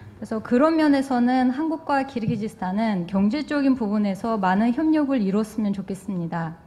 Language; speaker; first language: Korean; non-native, fluent; Kyrgyz